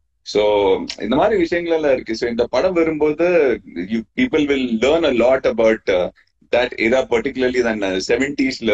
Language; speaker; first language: Tamil; non-native, fluent; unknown